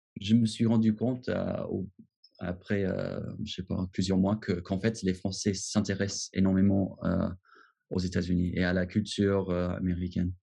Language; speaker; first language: French; non-native, fluent; English